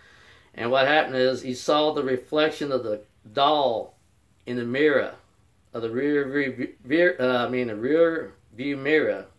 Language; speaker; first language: English; native; English